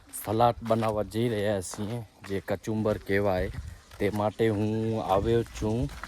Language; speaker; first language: Gujarati; non-native, local second language; Kachhi